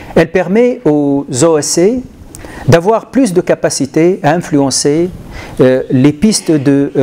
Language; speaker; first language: French; non-native, local second language; Arabic